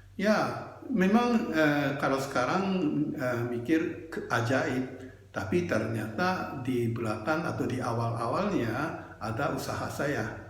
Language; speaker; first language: Indonesian; non-native, fluent; Japanese